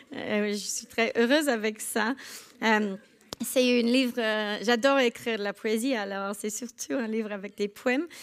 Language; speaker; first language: French; non-native, learner; English